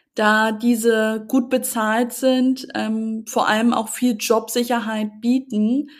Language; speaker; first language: German; native; German